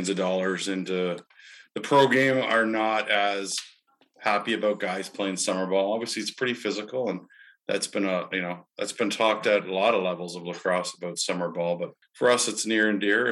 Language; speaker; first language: English; native; English